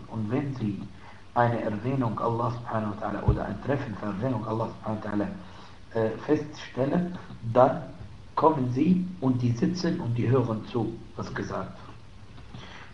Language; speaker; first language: German; non-native, fluent; Arabic